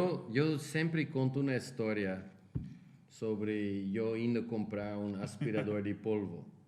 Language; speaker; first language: Spanish; non-native, fluent; Portuguese